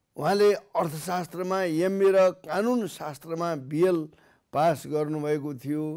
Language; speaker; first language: Nepali; native; Nepali